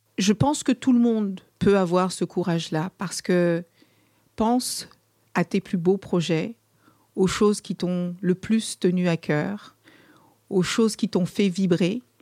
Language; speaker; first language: French; early bilingual, other home language; Kabuverdianu